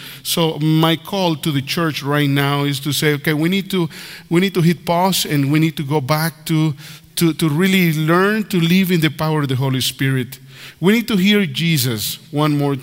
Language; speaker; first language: English; non-native, fluent; Spanish